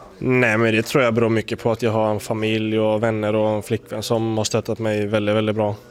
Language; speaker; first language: Swedish; native; Swedish